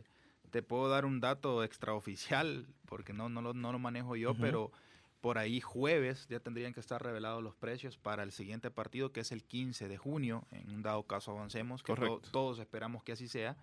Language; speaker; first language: Spanish; native; Spanish